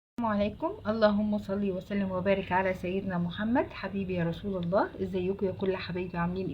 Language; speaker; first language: Arabic; native; Arabic